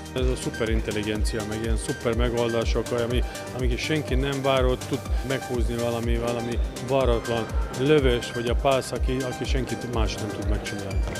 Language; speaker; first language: Hungarian; non-native, learner; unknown